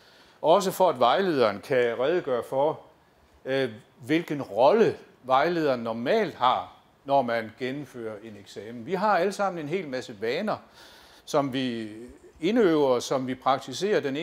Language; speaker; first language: Danish; native; Danish